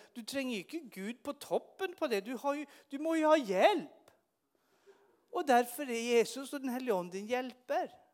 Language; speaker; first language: Swedish; native; Swedish